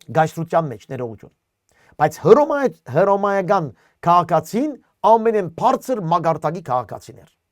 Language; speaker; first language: Armenian; native; Armenian